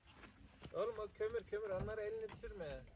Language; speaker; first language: Turkish; native; Turkish